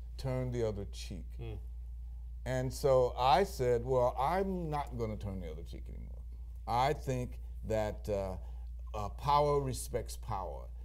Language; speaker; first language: English; native; English